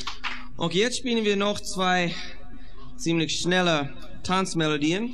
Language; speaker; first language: German; non-native, fluent; English